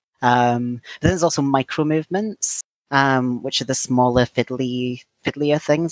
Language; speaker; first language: English; native; English